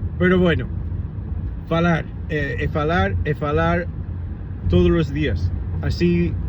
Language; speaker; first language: Galician; non-native, learner; English